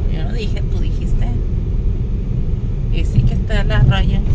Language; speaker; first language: Spanish; native; Spanish